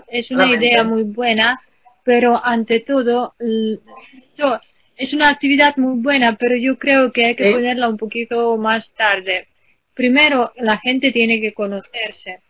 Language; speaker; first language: Spanish; non-native, fluent; Ukrainian